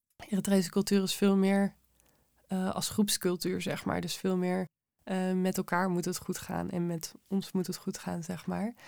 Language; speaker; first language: Dutch; native; Dutch